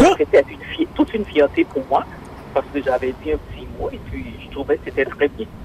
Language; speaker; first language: French; non-native, local second language; Haitian Creole